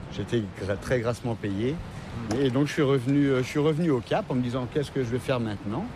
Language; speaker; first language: French; native; French